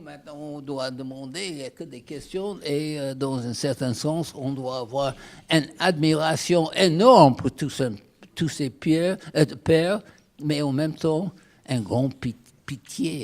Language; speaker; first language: French; non-native, fluent; English